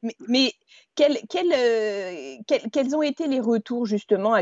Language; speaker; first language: French; native; French